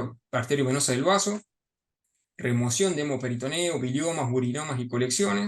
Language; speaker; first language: Spanish; native; Spanish